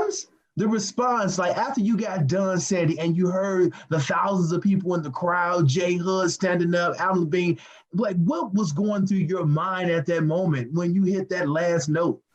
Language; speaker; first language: English; native; English